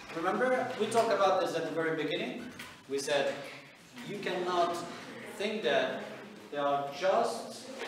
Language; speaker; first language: English; non-native, fluent; Turkish